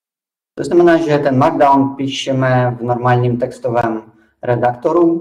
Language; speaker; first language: Czech; non-native, fluent; Russian